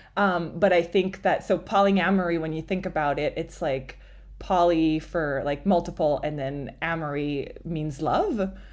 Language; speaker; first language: English; non-native, fluent; French